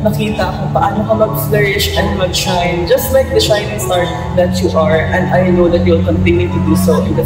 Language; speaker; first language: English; non-native, local second language; Filipino